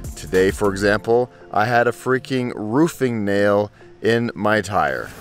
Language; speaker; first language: English; native; English